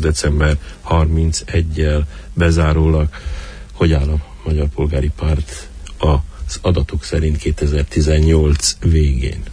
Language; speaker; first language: Hungarian; native; Hungarian